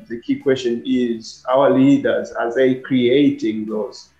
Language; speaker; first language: English; non-native, local second language; Swahili